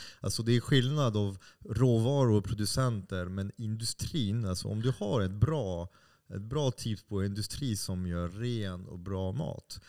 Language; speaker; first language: Swedish; non-native, fluent; French